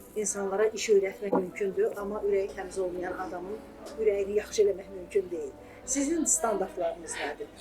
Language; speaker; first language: Azerbaijani; native; Azerbaijani